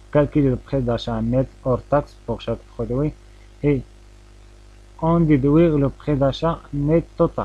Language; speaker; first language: French; non-native, local second language; Arabic